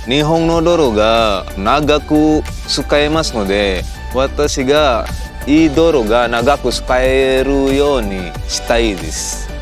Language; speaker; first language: Japanese; non-native, learner; Indonesian